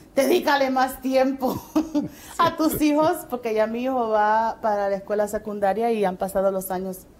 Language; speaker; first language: Spanish; early bilingual, heritage; English